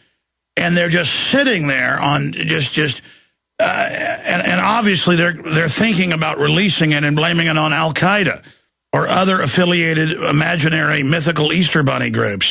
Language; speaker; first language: English; native; English